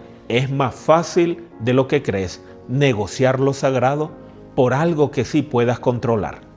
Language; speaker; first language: Spanish; native; Spanish